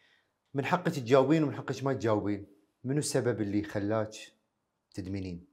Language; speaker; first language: Arabic; native; Arabic